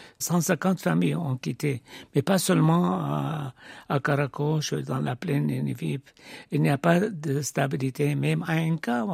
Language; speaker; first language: French; non-native, fluent; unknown